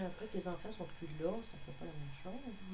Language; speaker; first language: French; native; French